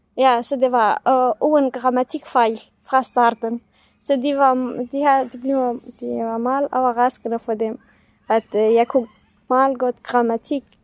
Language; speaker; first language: Danish; non-native, fluent; Kurdish